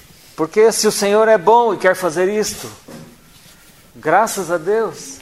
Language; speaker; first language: Portuguese; native; Portuguese